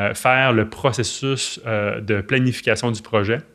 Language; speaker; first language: French; native; French